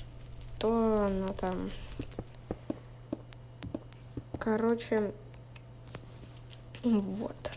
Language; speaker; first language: Russian; native; Russian